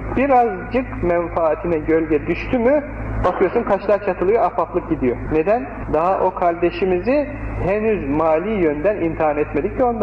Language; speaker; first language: Turkish; native; Turkish